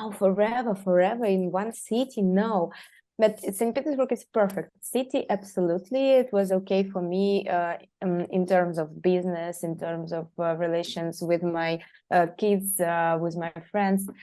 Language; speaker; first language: English; non-native, fluent; Russian